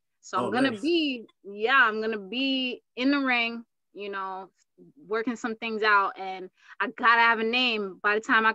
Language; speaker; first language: English; native; English